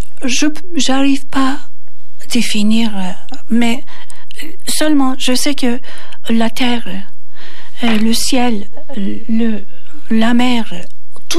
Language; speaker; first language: French; non-native, learner; Turkish